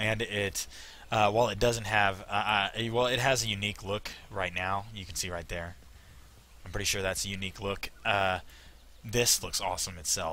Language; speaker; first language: English; native; English